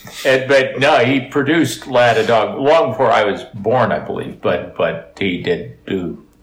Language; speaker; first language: English; native; English